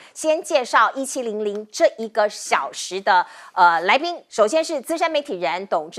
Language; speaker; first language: Chinese; native; Chinese